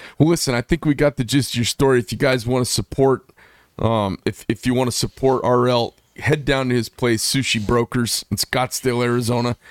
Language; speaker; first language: English; native; English